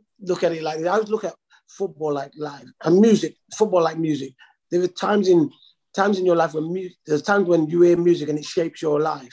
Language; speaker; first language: English; native; English